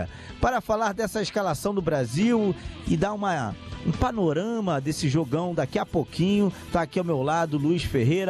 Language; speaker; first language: Portuguese; native; Portuguese